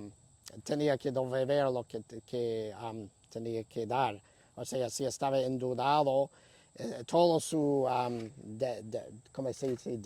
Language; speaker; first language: Spanish; non-native, fluent; English